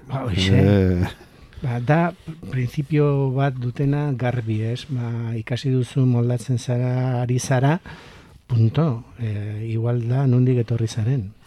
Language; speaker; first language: Basque; non-native, local second language; Spanish